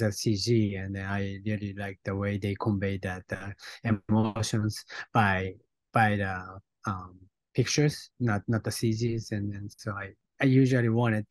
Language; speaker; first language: English; non-native, fluent; Japanese